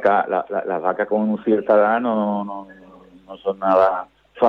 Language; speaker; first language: Spanish; native; Spanish